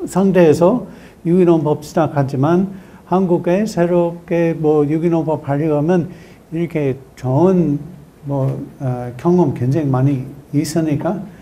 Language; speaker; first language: Korean; non-native, learner; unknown